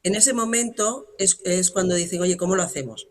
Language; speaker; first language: Spanish; native; Spanish